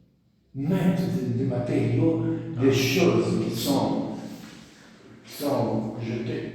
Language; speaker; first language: French; non-native, learner; Portuguese